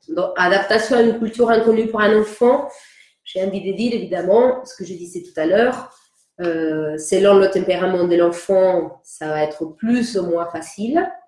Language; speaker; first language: French; non-native, fluent; Spanish